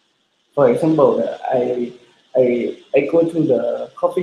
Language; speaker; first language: English; non-native, learner; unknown